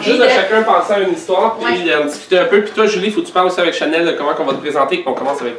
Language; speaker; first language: French; native; French